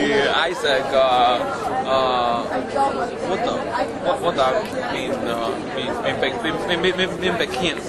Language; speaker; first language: Arabic; non-native, learner; Chinese